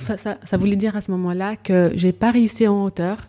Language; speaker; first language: French; non-native, local second language; Arabic